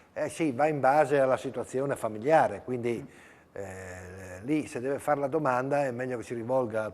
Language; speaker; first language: Italian; native; Italian